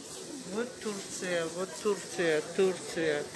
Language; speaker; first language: Russian; non-native, learner; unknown